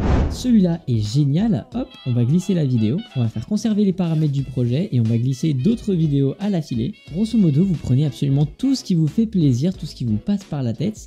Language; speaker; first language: French; native; French